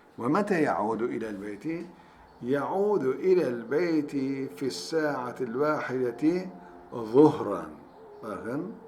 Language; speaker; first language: Arabic; non-native, fluent; Turkish